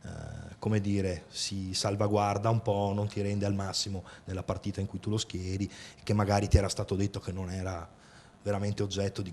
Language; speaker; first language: Italian; native; Italian